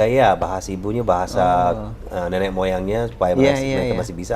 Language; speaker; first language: Indonesian; non-native, fluent; English